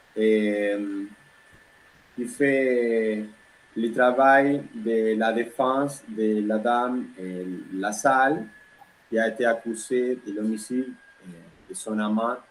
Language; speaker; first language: French; non-native, learner; Spanish